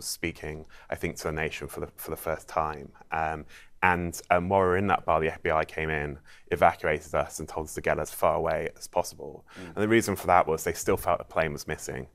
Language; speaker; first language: English; native; English